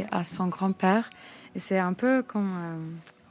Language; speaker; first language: French; non-native, fluent; English